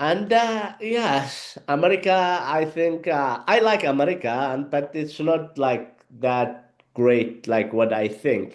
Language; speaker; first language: English; non-native, learner; Arabic